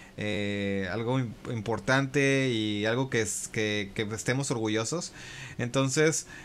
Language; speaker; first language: Spanish; early bilingual, heritage; Spanish